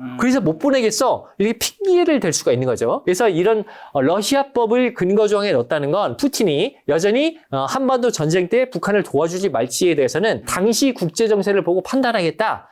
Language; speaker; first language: Korean; native; Korean